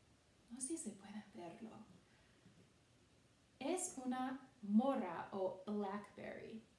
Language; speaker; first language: Spanish; non-native, fluent; English